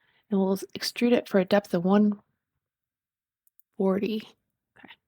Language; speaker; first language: English; native; English